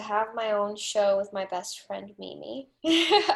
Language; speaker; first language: English; early bilingual, other home language; Spanish